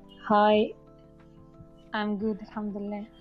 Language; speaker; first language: English; non-native, learner; Arabic